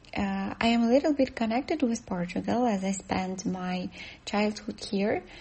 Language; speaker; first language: English; non-native, fluent; Ukrainian